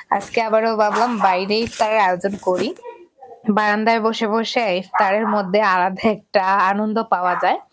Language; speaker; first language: Bangla; native; Bangla